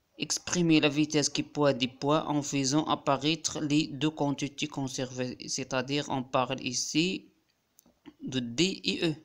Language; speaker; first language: French; non-native, local second language; Arabic